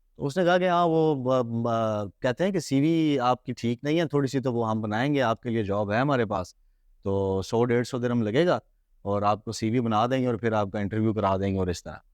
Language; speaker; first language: Urdu; native; Urdu